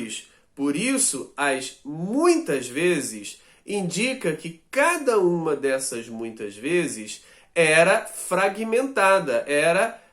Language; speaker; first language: Portuguese; native; Portuguese